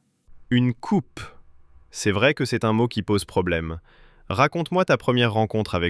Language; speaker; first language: French; native; French